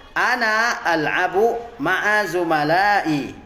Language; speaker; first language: Arabic; non-native, fluent; Indonesian